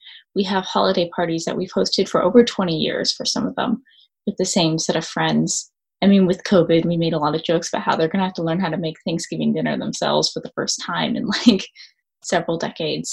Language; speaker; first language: English; native; English